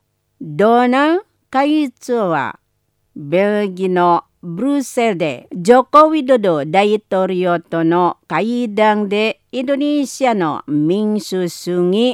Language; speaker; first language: Japanese; non-native, learner; Indonesian